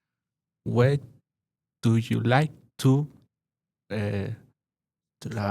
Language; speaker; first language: English; non-native, learner; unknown